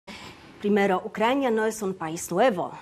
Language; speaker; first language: Spanish; non-native, fluent; Polish